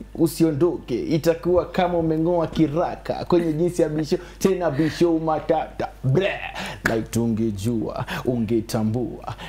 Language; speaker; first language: Swahili; native; Swahili